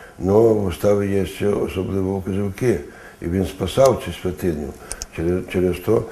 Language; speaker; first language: Ukrainian; native; Ukrainian